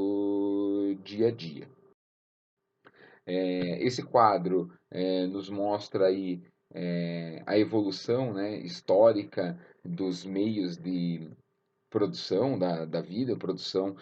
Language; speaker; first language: Portuguese; native; Portuguese